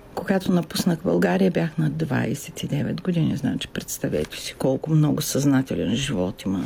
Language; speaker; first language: Bulgarian; native; Bulgarian